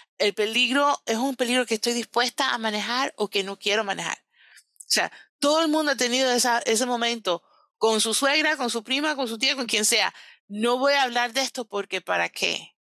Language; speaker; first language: Spanish; early bilingual, heritage; Spanish